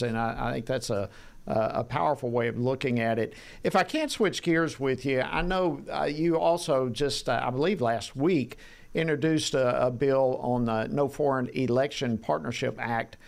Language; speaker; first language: English; native; English